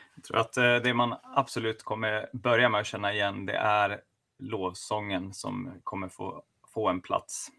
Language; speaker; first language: Swedish; native; Swedish